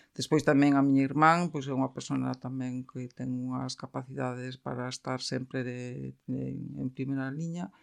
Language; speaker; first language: Galician; native; Galician